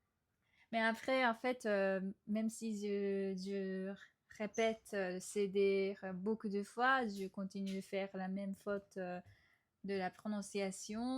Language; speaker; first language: French; non-native, fluent; Japanese